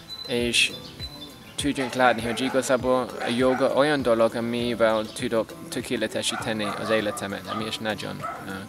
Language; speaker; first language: Hungarian; non-native, fluent; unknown